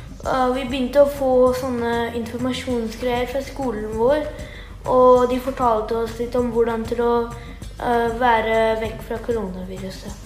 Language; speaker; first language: Norwegian; early bilingual, heritage; Norwegian